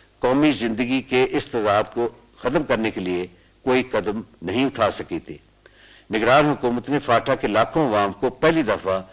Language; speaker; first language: Urdu; non-native, local second language; Punjabi